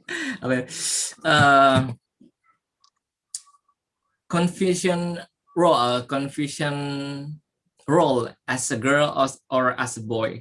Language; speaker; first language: English; non-native, learner; Indonesian